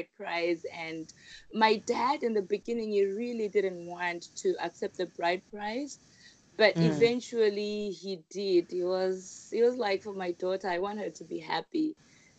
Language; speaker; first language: English; non-native, local second language; Shona